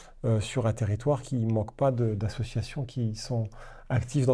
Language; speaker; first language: French; native; French